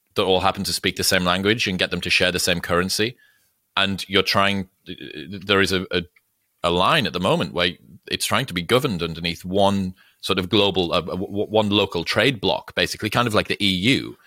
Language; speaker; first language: English; native; English